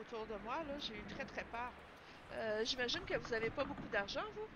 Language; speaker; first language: French; native; French